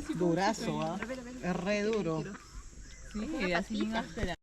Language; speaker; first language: Spanish; native; Spanish